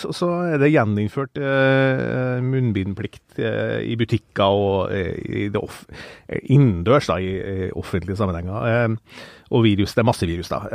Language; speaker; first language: Norwegian; native; Norwegian